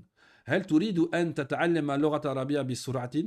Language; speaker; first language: Arabic; non-native, fluent; French